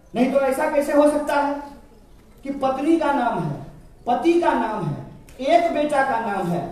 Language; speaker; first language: Hindi; native; Hindi